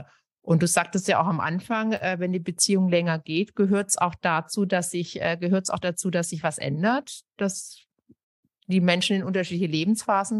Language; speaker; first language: German; native; German